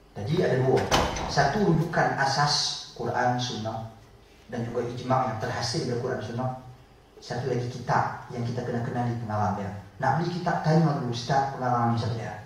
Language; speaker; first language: Malay; native; Malay